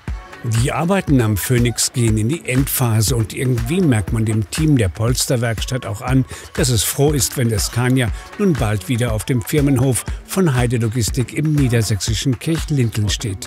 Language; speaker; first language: German; native; German